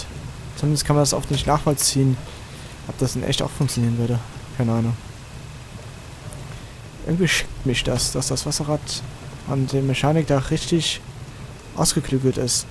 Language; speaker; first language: German; native; German